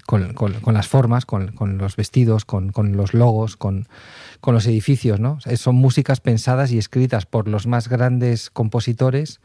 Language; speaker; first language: Spanish; native; Spanish